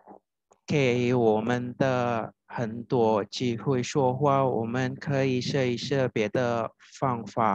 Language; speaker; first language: Chinese; non-native, fluent; Indonesian